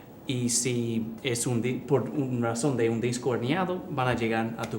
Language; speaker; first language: Spanish; early bilingual, heritage; English